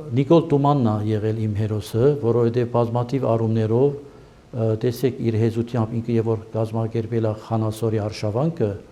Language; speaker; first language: Armenian; early bilingual, heritage; Armenian